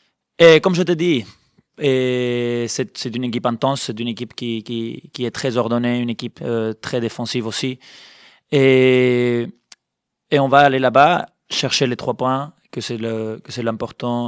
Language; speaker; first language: French; non-native, fluent; Spanish